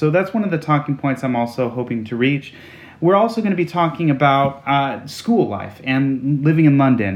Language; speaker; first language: English; native; English